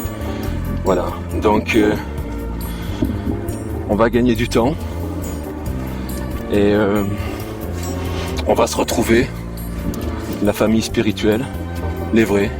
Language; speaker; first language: French; native; French